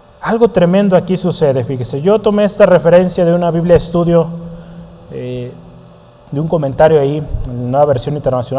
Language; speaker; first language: Spanish; native; Spanish